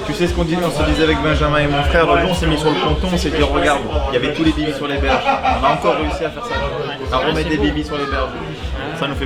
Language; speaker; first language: French; native; French